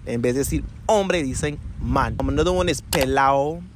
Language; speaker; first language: Spanish; non-native, fluent; English